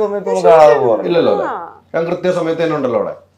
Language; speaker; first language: Malayalam; native; Malayalam